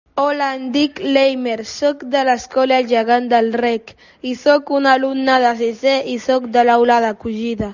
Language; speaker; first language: Catalan; non-native, learner; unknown